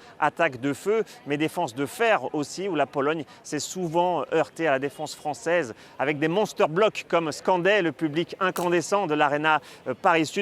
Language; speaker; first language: French; native; French